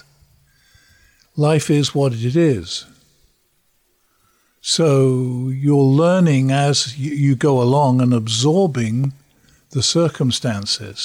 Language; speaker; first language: English; native; English